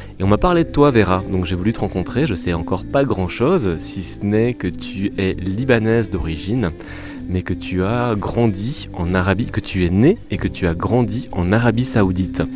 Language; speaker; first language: French; native; French